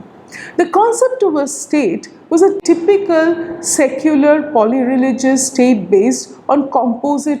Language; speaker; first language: English; non-native, local second language; Bangla